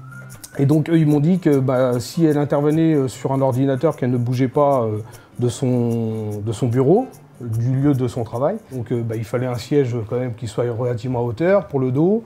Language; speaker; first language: French; native; French